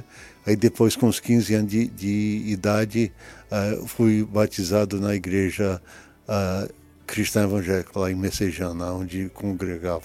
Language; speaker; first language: Portuguese; early bilingual, other home language; English